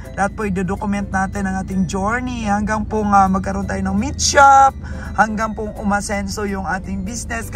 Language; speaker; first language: Filipino; non-native, local second language; Aklanon